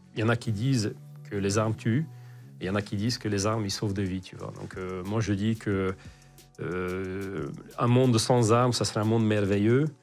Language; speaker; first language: French; non-native, fluent; Hungarian